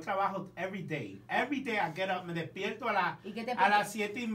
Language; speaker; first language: Spanish; native; Spanish